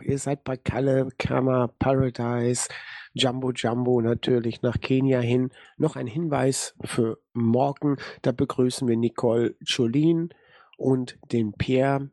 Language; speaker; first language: German; native; German